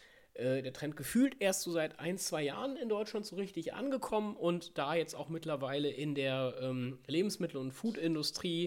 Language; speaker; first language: German; native; German